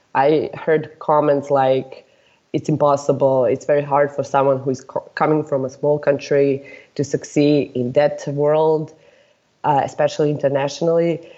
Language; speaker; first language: English; non-native, fluent; Serbian